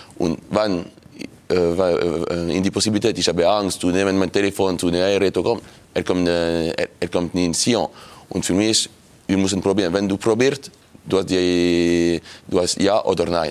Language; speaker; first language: German; non-native, local second language; French